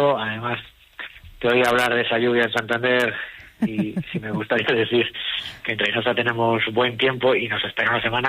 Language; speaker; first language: Spanish; native; Spanish